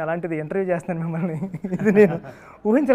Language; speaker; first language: Telugu; native; Telugu